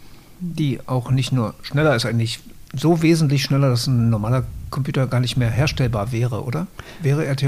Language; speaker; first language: German; native; German